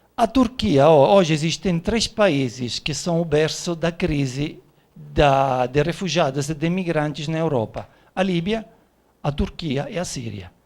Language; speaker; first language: Portuguese; non-native, fluent; Italian